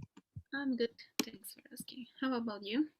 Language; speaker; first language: English; non-native, fluent; Spanish